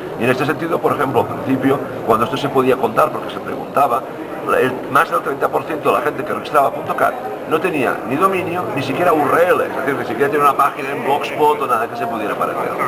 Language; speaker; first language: Spanish; non-native, local second language; Catalan